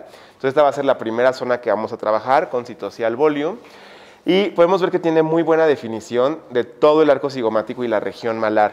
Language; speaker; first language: Spanish; native; Spanish